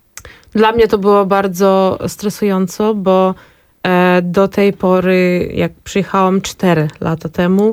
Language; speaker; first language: Polish; non-native, learner; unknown